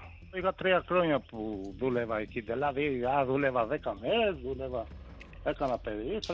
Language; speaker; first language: Greek; non-native, learner; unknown